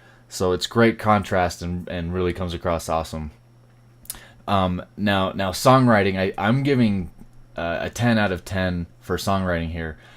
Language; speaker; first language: English; native; English